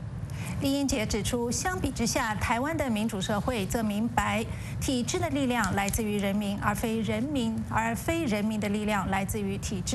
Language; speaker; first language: Chinese; native; Chinese